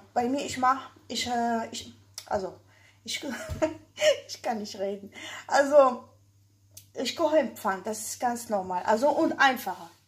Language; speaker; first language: German; non-native, learner; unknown